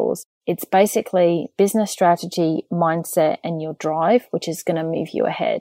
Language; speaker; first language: English; native; English